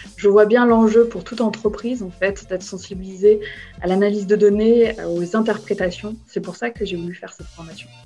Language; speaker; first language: French; native; French